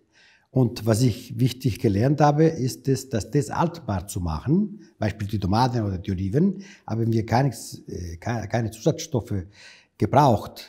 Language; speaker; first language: German; non-native, fluent; Italian